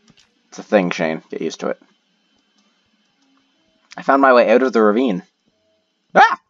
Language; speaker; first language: English; native; English